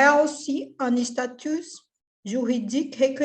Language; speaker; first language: French; non-native, fluent; Portuguese